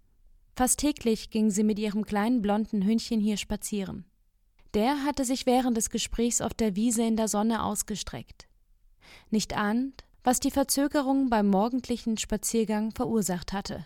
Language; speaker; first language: German; native; German